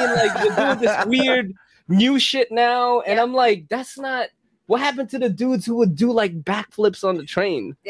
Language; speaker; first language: English; early bilingual, other home language; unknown